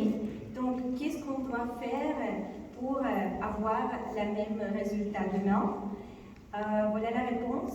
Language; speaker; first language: French; non-native, fluent; Ukrainian